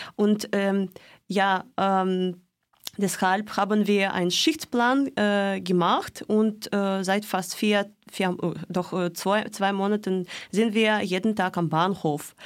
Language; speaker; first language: German; non-native, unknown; Russian